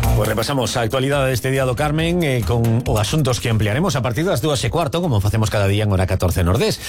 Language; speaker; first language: Galician; native; Galician